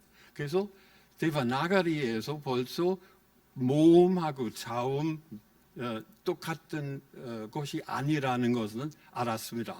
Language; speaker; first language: Korean; non-native, fluent; German